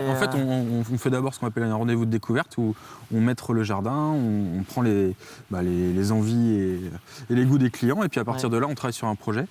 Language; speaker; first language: French; native; French